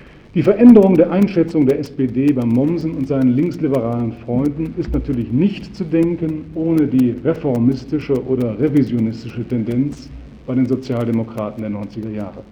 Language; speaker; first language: German; native; German